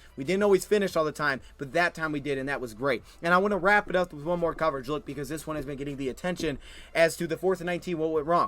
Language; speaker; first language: English; native; English